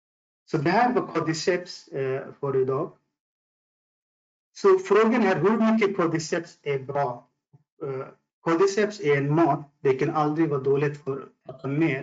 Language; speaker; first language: Swedish; non-native, fluent; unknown